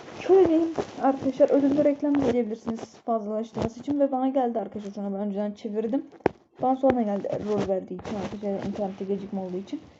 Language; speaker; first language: Turkish; native; Turkish